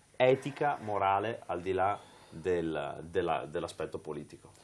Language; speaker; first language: Italian; native; Italian